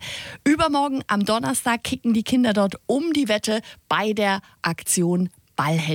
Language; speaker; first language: German; native; German